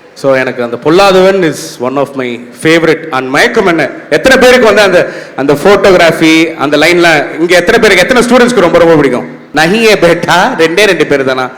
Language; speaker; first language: Tamil; native; Tamil